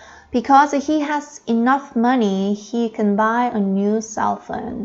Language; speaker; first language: English; non-native, fluent; Korean